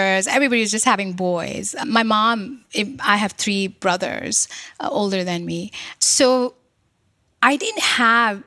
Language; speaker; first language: English; non-native, local second language; Malayalam